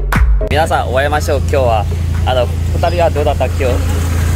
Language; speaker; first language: Japanese; non-native, learner; Malay